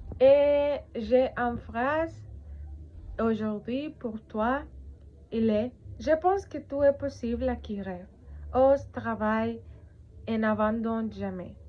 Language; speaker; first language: French; non-native, learner; Spanish